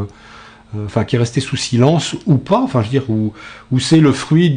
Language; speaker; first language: French; native; French